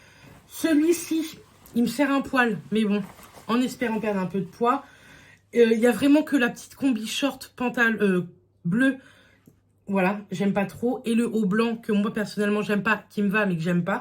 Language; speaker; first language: French; native; French